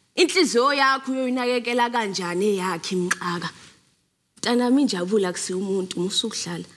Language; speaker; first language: English; non-native, local second language; Zulu